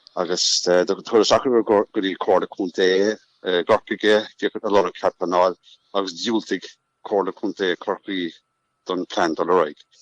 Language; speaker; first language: Irish; native; Irish